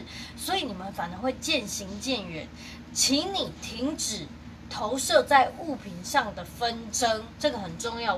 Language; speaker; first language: Chinese; native; Chinese